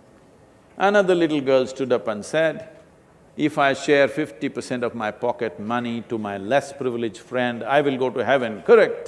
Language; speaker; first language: English; non-native, local second language; Kannada